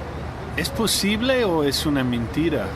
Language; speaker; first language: Spanish; non-native, learner; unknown